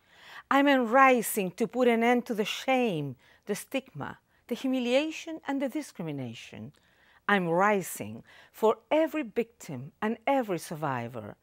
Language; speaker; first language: English; non-native, fluent; Spanish